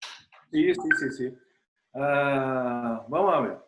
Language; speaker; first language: Spanish; non-native, fluent; Portuguese